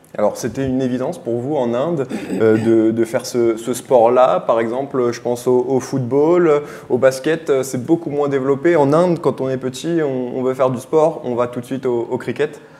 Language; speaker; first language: French; native; French